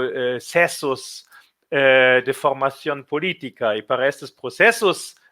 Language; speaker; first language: Spanish; non-native, fluent; German